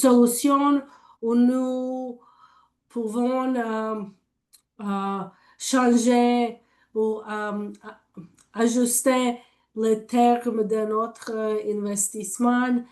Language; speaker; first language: French; non-native, learner; English